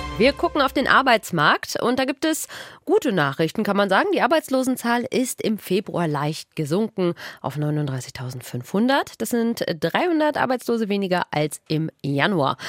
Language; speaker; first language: German; native; German